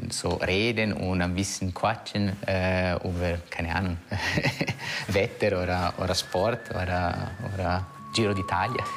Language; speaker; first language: German; non-native, fluent; Italian